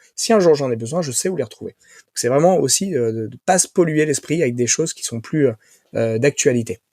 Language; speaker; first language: French; native; French